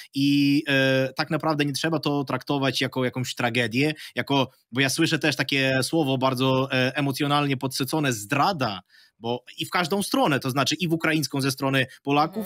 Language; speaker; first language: Polish; non-native, fluent; Ukrainian